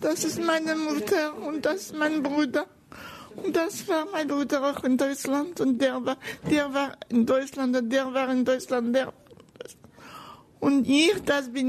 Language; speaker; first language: German; non-native, learner; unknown